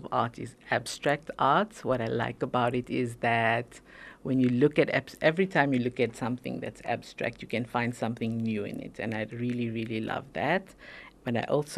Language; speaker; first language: English; native; English